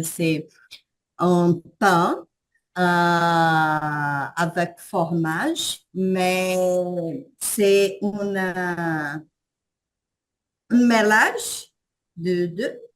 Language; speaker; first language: French; non-native, learner; Portuguese